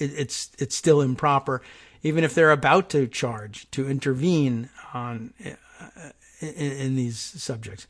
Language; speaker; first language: English; native; English